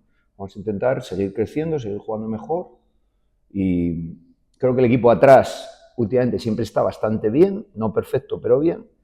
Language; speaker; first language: Spanish; native; Spanish